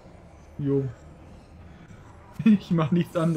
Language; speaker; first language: German; native; German